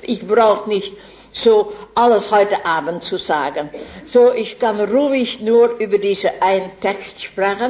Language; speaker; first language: German; non-native, fluent; Dutch